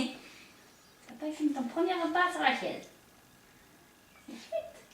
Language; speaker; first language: French; native; French